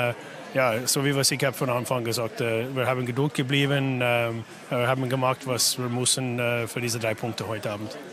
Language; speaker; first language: German; non-native, fluent; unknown